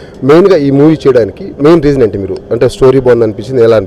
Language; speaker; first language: Telugu; native; Telugu